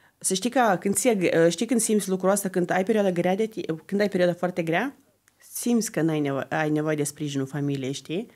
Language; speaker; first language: Romanian; non-native, fluent; Lithuanian